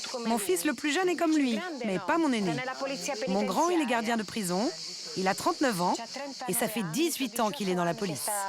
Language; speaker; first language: French; native; French